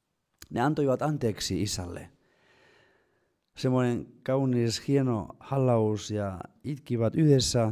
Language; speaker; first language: Finnish; non-native, fluent; Spanish